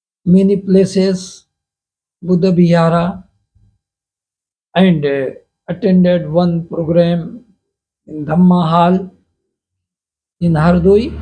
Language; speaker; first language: English; non-native, local second language; Hindi